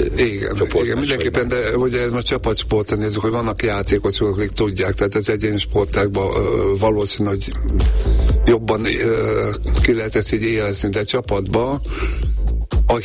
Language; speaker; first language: Hungarian; native; Hungarian